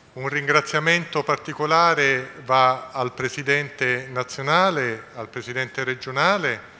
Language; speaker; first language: Italian; native; Italian